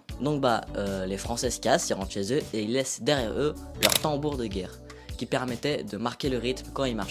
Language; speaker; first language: French; native; French